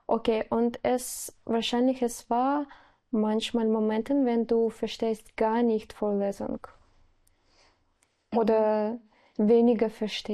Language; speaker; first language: German; non-native, learner; Spanish